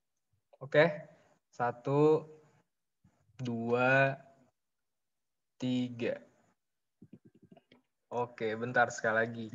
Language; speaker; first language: Indonesian; native; Indonesian